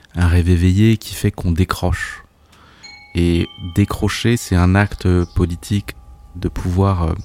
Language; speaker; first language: French; native; French